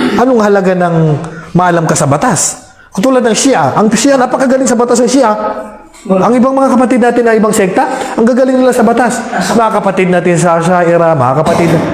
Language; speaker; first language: Filipino; non-native, local second language; Maranao